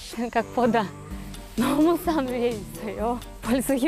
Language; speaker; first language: Korean; non-native, learner; Russian